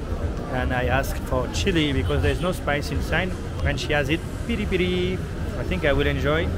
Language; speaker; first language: English; non-native, fluent; French